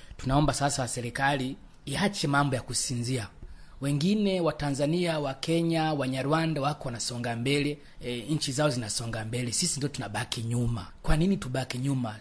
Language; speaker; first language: Swahili; non-native, local second language; Rundi